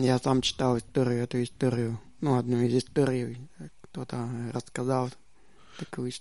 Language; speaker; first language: Czech; non-native, learner; Russian